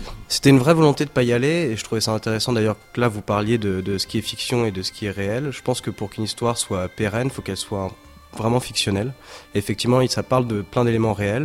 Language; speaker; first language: French; native; French